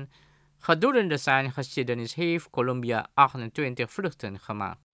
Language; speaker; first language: Dutch; non-native, fluent; Indonesian